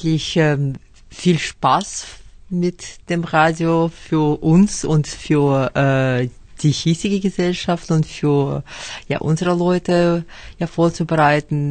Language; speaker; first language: German; non-native, fluent; Russian